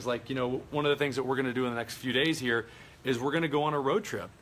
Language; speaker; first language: English; native; English